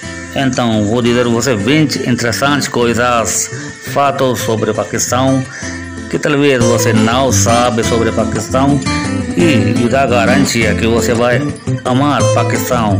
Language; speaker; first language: Portuguese; non-native, learner; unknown